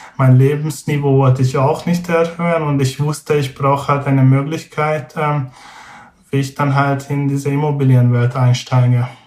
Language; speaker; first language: German; non-native, fluent; Hungarian